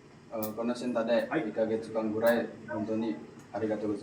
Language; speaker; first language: Japanese; non-native, learner; Indonesian